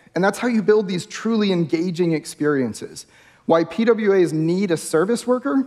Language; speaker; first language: English; native; English